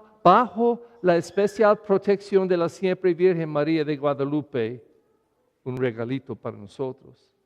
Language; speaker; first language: Spanish; non-native, fluent; English